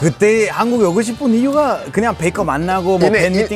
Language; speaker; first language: Korean; non-native, fluent; Spanish